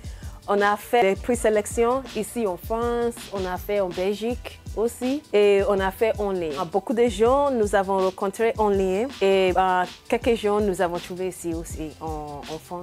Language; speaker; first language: French; non-native, learner; English